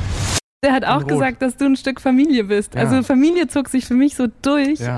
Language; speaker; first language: German; native; German